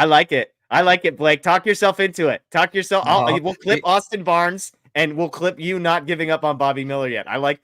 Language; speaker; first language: English; native; English